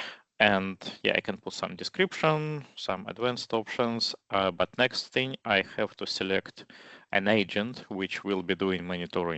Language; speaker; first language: English; non-native, fluent; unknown